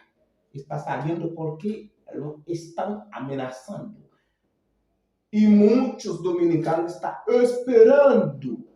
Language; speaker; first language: Spanish; non-native, fluent; Haitian Creole